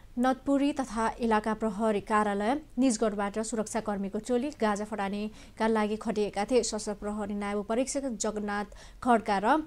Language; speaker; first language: Nepali; non-native, local second language; Maithili